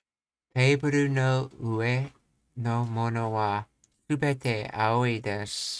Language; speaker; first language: Japanese; non-native, learner; English